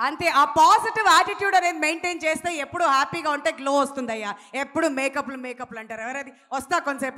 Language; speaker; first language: Telugu; native; Telugu